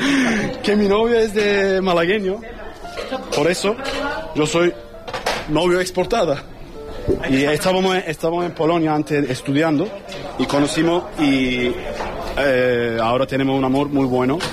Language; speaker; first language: Spanish; non-native, learner; Turkish